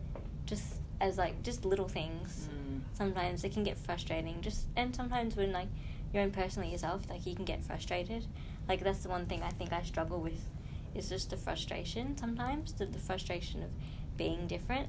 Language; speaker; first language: English; native; English